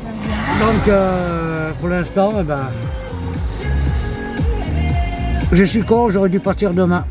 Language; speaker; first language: French; native; French